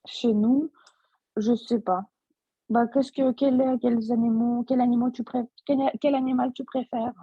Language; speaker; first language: French; non-native, fluent; Russian